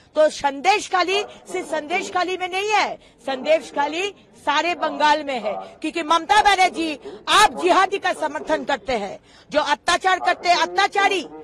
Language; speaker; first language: Hindi; non-native, local second language; Bangla